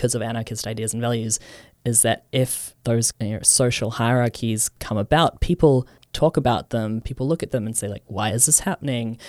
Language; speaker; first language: English; native; English